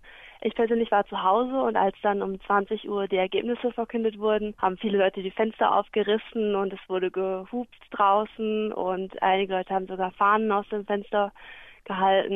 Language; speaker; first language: German; native; German